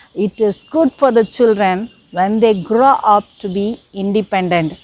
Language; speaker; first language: English; non-native, local second language; Tamil